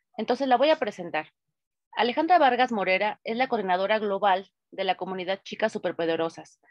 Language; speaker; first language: Spanish; native; Spanish